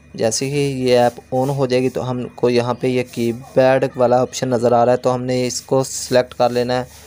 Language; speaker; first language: Urdu; native; Urdu